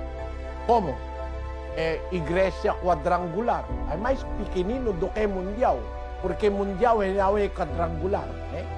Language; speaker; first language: Portuguese; non-native, local second language; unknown